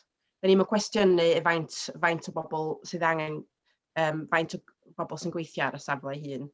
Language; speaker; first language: Welsh; native; Welsh